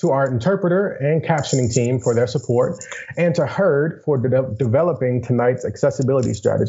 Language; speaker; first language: English; native; English